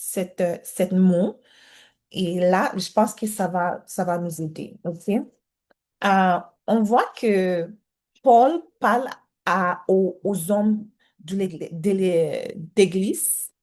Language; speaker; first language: French; non-native, learner; English